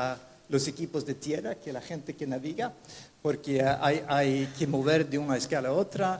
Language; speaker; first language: Spanish; non-native, fluent; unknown